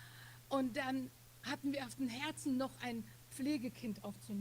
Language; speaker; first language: German; non-native, fluent; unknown